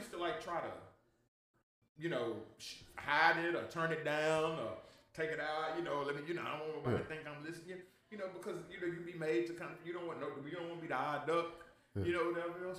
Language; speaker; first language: English; native; English